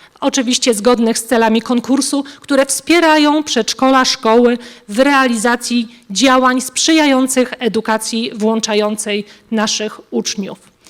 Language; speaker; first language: Polish; native; Polish